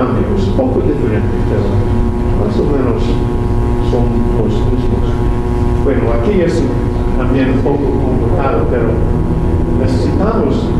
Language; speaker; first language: Spanish; non-native, learner; English